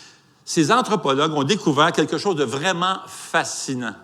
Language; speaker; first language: French; native; French